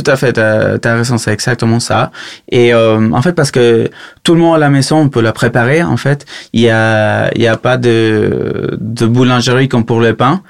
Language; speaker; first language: French; non-native, fluent; Spanish